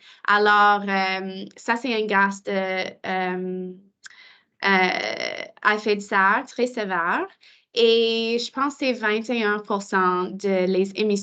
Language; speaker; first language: French; non-native, local second language; English